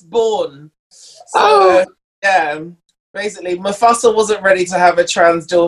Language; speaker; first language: English; native; English